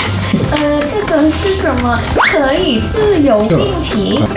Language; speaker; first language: Chinese; non-native, fluent; Thai